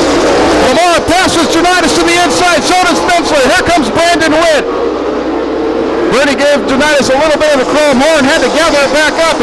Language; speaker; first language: English; native; English